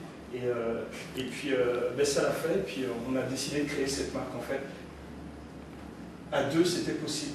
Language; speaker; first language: French; early bilingual, other home language; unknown